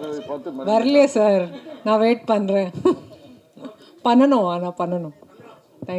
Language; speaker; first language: Tamil; non-native, learner; Hindi